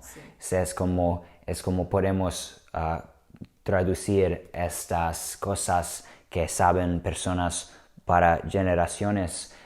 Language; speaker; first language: Spanish; non-native, learner; English